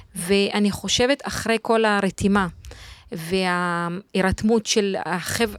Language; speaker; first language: Hebrew; non-native, local second language; Arabic